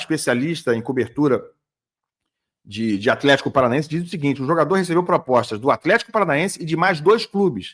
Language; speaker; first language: Portuguese; native; Portuguese